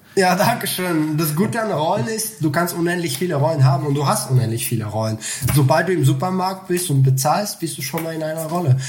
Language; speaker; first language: German; non-native, fluent; Bulgarian